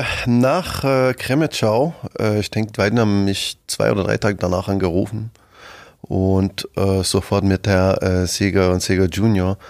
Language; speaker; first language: German; non-native, fluent; French